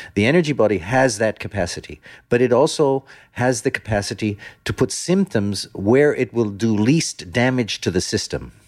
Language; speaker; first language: English; non-native, fluent; Dutch